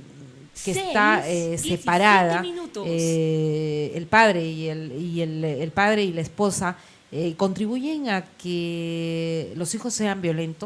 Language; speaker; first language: Spanish; native; Spanish